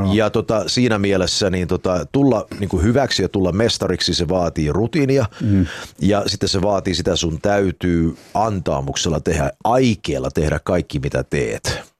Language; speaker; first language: Finnish; early bilingual, heritage; Finnish